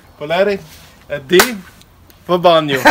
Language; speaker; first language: Russian; non-native, learner; English